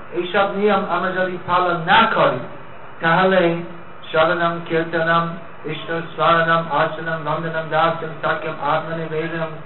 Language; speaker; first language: Bangla; non-native, fluent; English